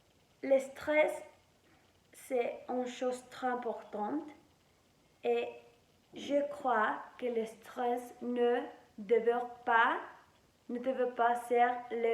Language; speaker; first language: French; non-native, learner; Spanish